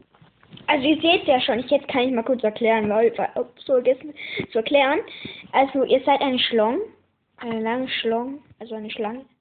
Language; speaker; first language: German; native; German